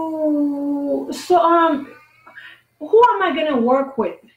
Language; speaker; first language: English; non-native, fluent; Haitian Creole